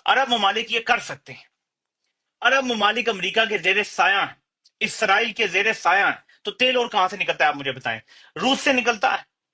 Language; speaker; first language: Urdu; native; Urdu